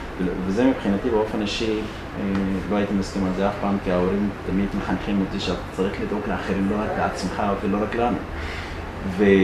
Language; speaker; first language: Hebrew; non-native, fluent; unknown